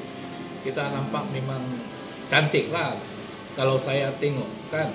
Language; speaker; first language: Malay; non-native, local second language; Hakka Chinese